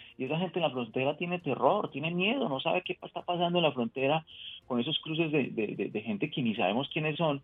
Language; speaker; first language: Spanish; native; Spanish